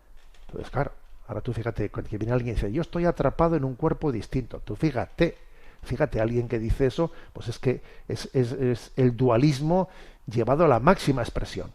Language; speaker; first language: Spanish; native; Spanish